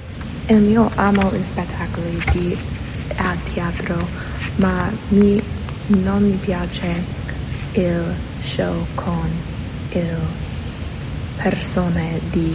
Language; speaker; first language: Italian; non-native, learner; English